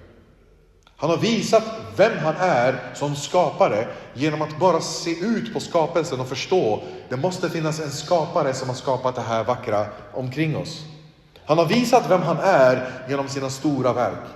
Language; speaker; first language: Swedish; early bilingual, other home language; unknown